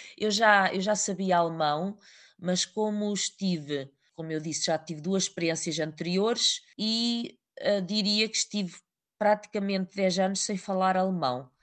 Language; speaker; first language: Portuguese; native; Portuguese